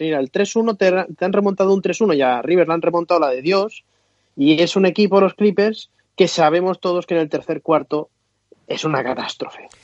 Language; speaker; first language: Spanish; native; Spanish